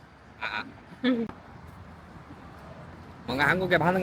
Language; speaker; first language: Korean; non-native, fluent; Chinese